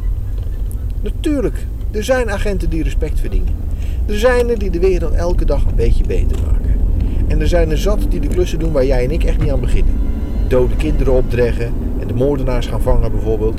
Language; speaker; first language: Dutch; native; Dutch